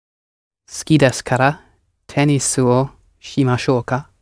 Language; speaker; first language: Japanese; non-native, learner; English